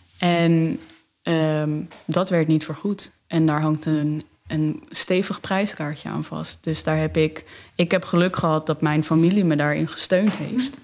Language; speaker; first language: Dutch; native; Dutch